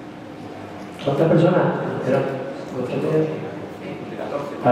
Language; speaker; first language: Spanish; native; Spanish